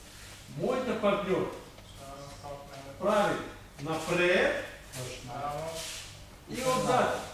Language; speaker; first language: Bulgarian; non-native, learner; Russian